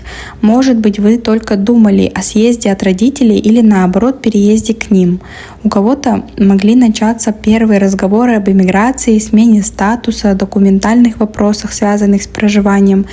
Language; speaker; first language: Russian; native; Russian